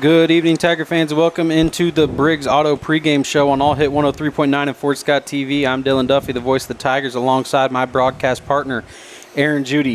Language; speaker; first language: English; native; English